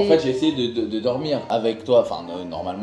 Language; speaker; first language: French; native; French